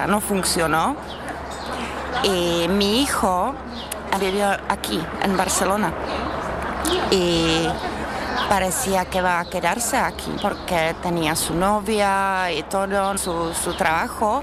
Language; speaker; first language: Spanish; non-native, learner; Czech